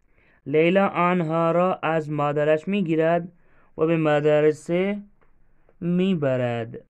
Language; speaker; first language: Persian; non-native, fluent; Urdu